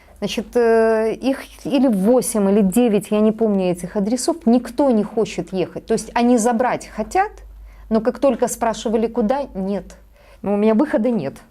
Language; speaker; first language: Russian; native; Russian